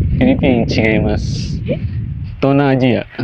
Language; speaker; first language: Japanese; non-native, learner; Indonesian